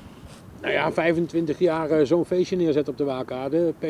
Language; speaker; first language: Dutch; native; Dutch